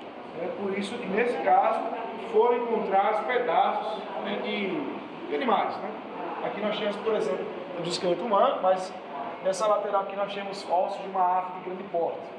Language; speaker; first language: Portuguese; native; Portuguese